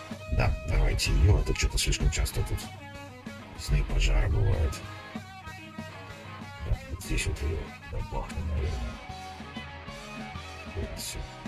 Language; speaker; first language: Russian; native; Russian